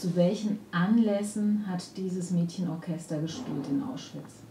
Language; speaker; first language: German; native; German